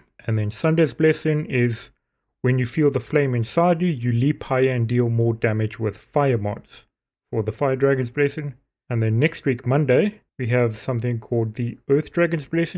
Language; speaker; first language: English; native; English